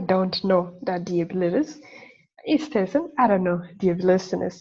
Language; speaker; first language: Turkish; non-native, fluent; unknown